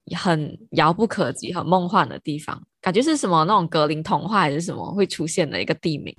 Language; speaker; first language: Chinese; native; Chinese